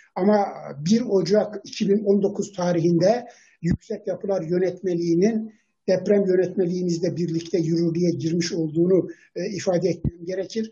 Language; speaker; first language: Turkish; native; Turkish